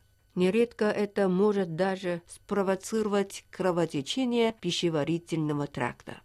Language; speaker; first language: Russian; non-native, fluent; Chinese